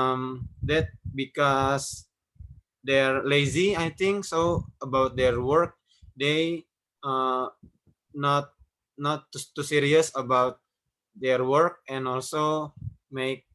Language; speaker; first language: English; non-native, learner; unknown